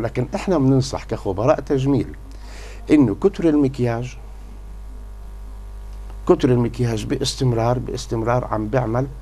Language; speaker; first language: Arabic; native; Arabic